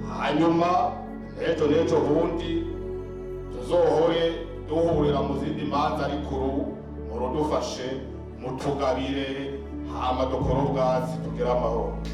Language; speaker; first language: Rundi; early bilingual, heritage; Rundi